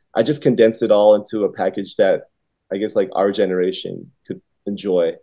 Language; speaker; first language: English; early bilingual, other home language; Vietnamese